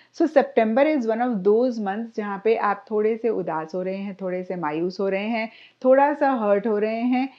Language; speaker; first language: Hindi; native; Hindi